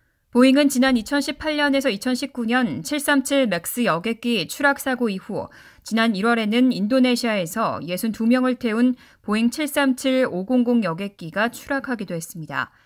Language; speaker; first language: Korean; native; Korean